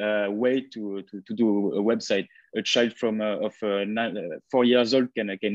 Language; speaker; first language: English; non-native, fluent; French